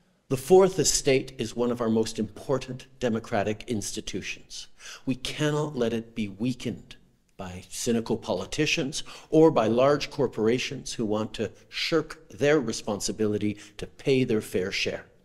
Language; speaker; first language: English; early bilingual, other home language; French